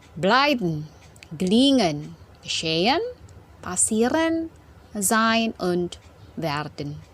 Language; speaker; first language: German; non-native, fluent; Indonesian